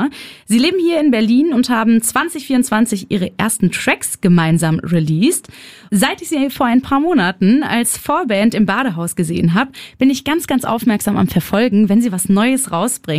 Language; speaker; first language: German; native; German